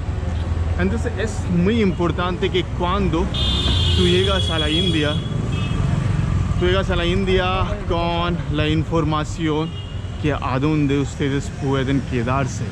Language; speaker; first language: Spanish; non-native, learner; Hindi